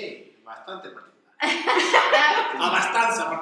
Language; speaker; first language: Italian; non-native, learner; Spanish